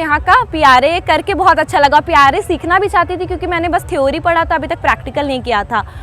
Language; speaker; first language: Hindi; native; Hindi